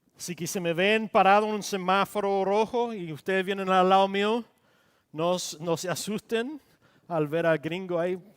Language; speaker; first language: Spanish; non-native, local second language; English